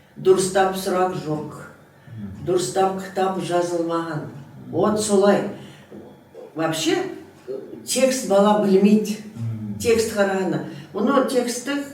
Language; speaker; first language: Kazakh; non-native, local second language; Russian